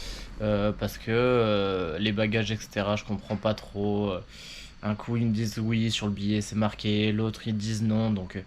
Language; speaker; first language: French; native; French